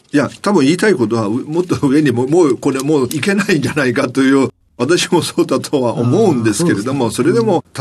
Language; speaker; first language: Japanese; non-native, fluent; Chinese